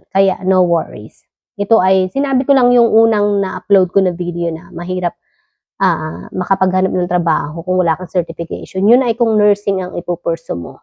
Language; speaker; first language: Filipino; native; Filipino